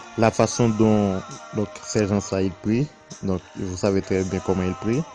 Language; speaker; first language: French; non-native, local second language; Haitian Creole